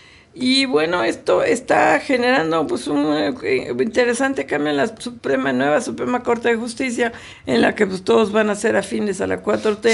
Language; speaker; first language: Spanish; native; Spanish